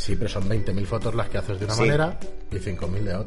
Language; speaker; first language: Spanish; native; Spanish